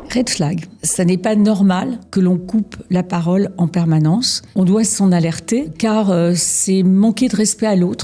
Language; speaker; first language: French; native; French